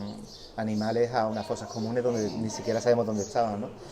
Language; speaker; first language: Spanish; native; Spanish